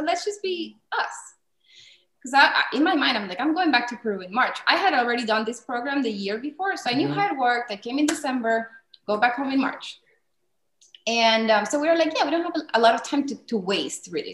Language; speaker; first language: English; non-native, fluent; Spanish